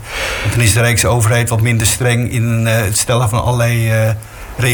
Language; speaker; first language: Dutch; native; Dutch